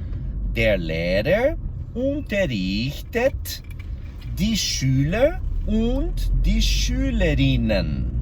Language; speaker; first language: German; non-native, fluent; Portuguese